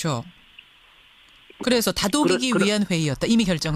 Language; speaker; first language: Korean; native; Korean